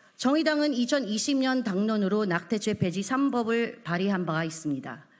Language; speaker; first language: Korean; non-native, fluent; Filipino